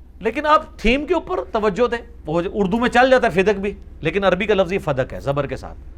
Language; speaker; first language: Urdu; non-native, local second language; Punjabi